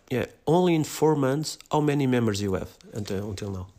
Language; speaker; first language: English; non-native, fluent; Portuguese